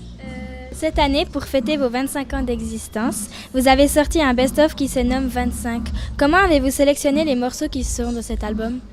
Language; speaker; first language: French; native; French